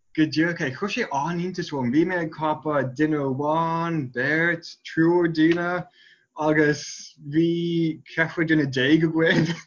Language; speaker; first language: Irish; non-native, fluent; English